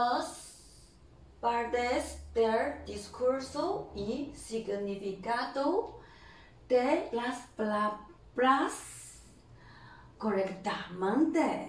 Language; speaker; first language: Spanish; non-native, learner; Chinese